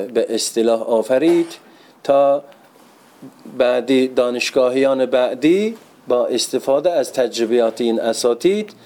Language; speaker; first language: Persian; non-native, fluent; Turkish